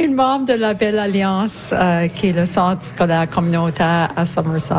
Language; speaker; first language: French; native; French